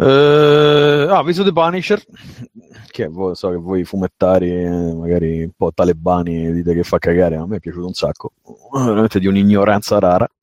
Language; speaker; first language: Italian; native; Italian